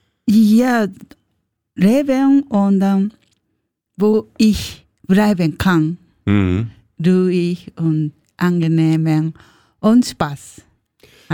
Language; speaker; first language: German; non-native, learner; Japanese